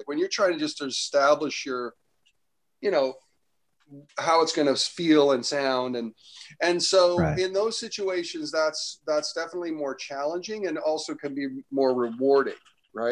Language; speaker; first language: English; native; English